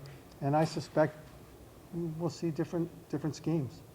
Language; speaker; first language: English; native; English